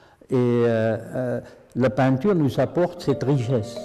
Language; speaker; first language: French; non-native, fluent; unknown